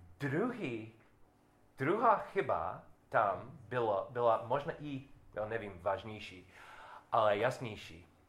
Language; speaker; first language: Czech; non-native, learner; English